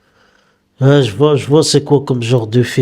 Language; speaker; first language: French; native; French